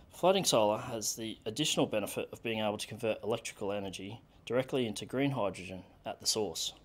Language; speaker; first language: English; native; English